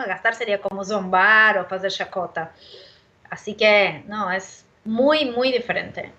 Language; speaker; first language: Spanish; non-native, fluent; Portuguese